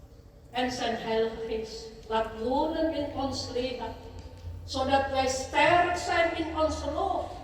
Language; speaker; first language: Dutch; non-native, fluent; Indonesian